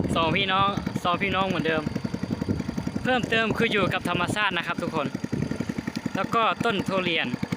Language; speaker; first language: Thai; native; Thai